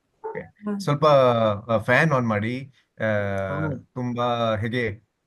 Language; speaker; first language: Kannada; non-native, learner; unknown